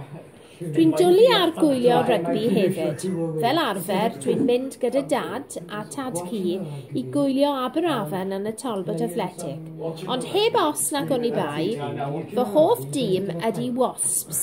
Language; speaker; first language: Welsh; non-native, local second language; English